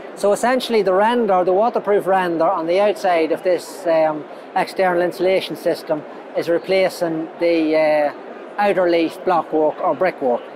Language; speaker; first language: English; native; English